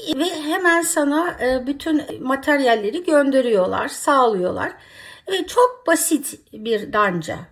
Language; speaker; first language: Turkish; native; Turkish